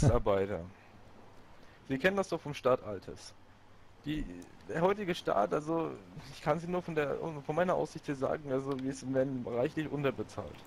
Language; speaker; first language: German; native; German